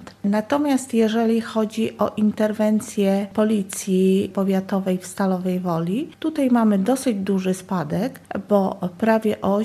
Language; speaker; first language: Polish; native; Polish